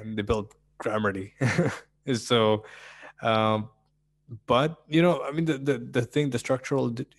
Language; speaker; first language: English; early bilingual, other home language; Russian